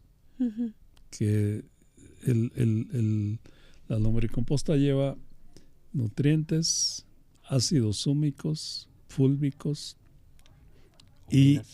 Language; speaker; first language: Spanish; native; Spanish